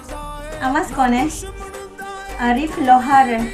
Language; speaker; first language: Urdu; non-native, learner; Malay